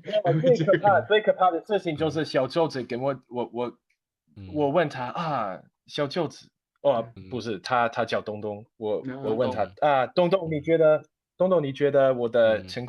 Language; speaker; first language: Chinese; non-native, fluent; English